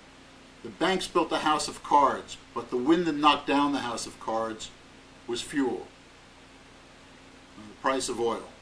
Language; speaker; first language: English; native; English